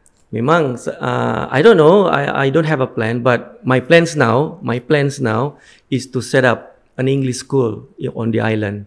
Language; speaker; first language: English; non-native, fluent; Indonesian